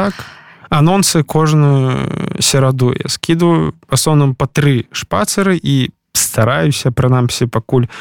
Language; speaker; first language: Belarusian; non-native, local second language; Russian